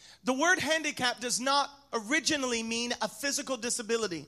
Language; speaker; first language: English; native; English